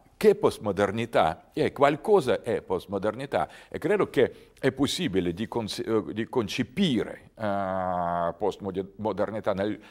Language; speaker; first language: Italian; non-native, learner; Russian